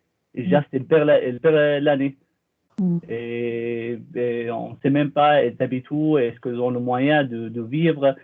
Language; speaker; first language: French; non-native, fluent; Arabic